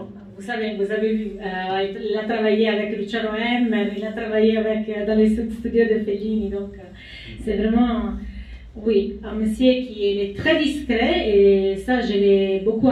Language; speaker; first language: French; non-native, fluent; Italian